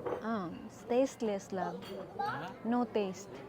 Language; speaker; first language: English; non-native, local second language; Cebuano